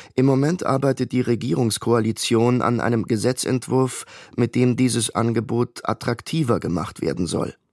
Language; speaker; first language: German; native; German